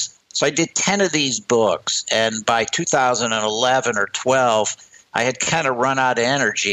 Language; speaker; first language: English; native; English